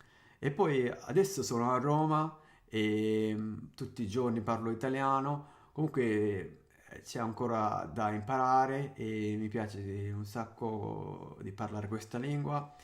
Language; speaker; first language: Italian; non-native, fluent; Sinhala